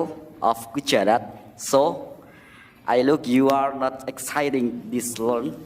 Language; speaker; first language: English; non-native, learner; Indonesian